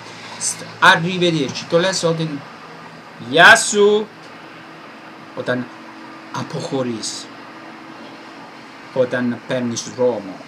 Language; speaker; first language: Greek; non-native, fluent; Italian